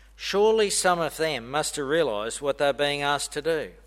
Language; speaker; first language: English; native; English